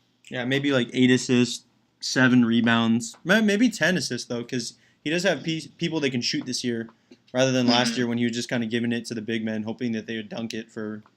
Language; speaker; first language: English; native; English